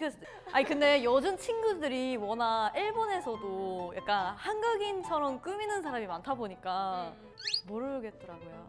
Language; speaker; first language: Korean; native; Korean